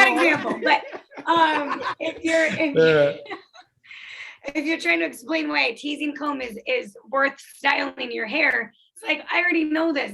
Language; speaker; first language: English; native; English